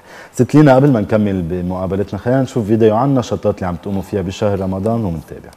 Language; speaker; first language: Arabic; native; Arabic